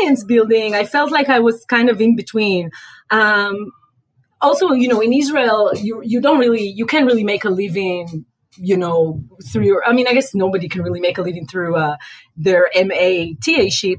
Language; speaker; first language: English; non-native, fluent; Hebrew